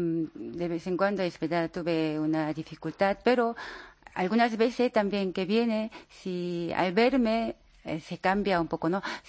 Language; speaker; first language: Spanish; non-native, learner; Korean